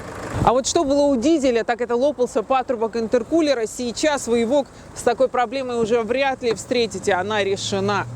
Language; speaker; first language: Russian; native; Russian